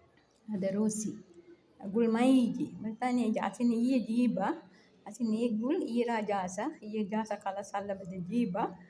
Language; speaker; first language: Arabic; non-native, learner; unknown